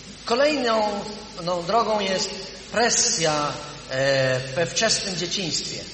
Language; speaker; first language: Polish; native; Polish